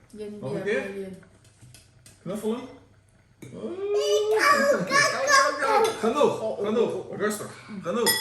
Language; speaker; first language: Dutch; non-native, learner; Thai